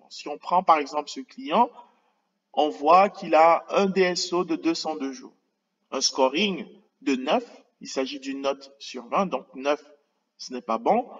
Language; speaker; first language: French; native; French